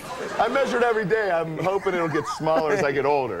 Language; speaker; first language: English; native; English